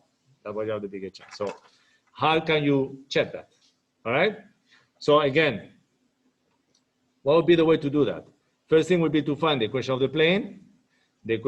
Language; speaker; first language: English; non-native, fluent; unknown